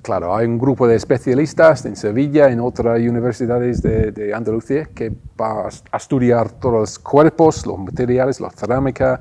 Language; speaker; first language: Spanish; non-native, fluent; English